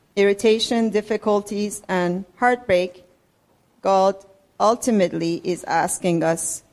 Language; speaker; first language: English; non-native, fluent; Persian